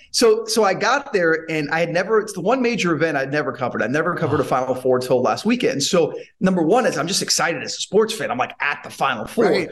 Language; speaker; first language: English; native; English